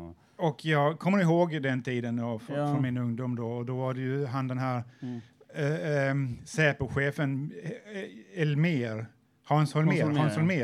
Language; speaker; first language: Swedish; native; Swedish